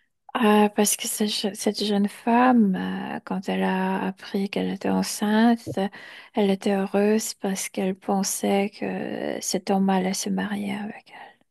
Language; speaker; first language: French; non-native, fluent; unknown